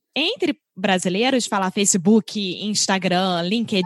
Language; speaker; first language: Portuguese; native; Portuguese